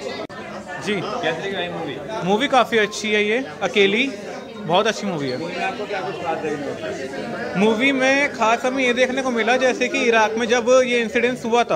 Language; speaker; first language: Hindi; native; Hindi